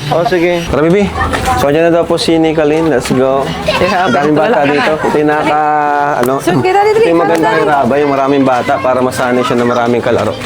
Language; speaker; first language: Filipino; native; Filipino